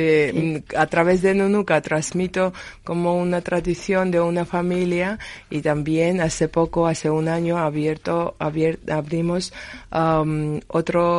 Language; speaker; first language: Spanish; non-native, learner; Georgian